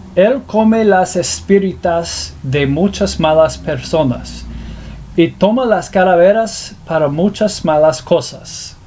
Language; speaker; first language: Spanish; non-native, learner; English